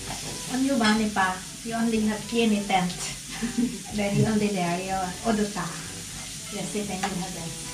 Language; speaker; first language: Finnish; non-native, learner; Filipino